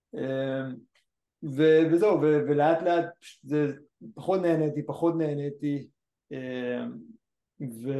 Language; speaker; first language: Hebrew; early bilingual, other home language; English